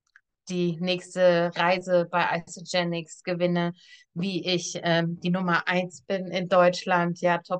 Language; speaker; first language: German; native; German